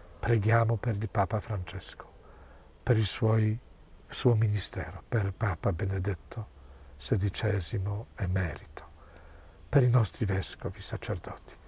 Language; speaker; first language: Italian; non-native, fluent; Polish